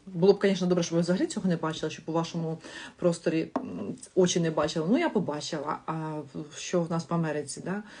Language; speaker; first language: Ukrainian; non-native, local second language; Russian